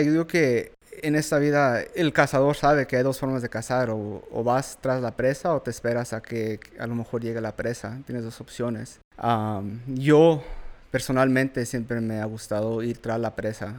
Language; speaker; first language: Spanish; early bilingual, heritage; Spanish